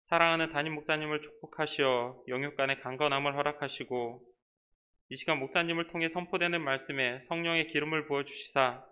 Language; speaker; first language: Korean; native; Korean